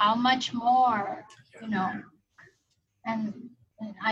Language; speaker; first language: English; non-native, fluent; Indonesian